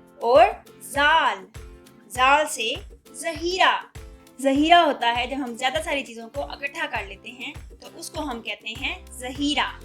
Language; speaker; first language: Urdu; native; Urdu